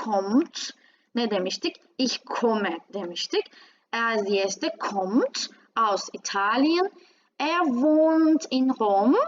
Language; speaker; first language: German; non-native, fluent; Turkish